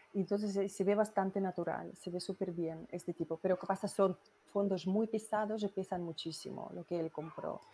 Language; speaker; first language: Spanish; non-native, fluent; Russian